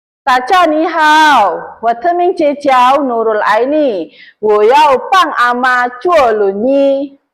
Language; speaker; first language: Chinese; non-native, learner; Indonesian